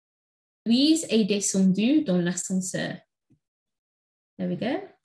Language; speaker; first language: French; non-native, fluent; English